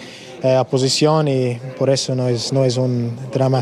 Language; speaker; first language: Spanish; non-native, learner; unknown